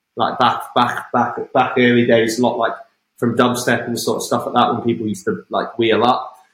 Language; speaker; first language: English; native; English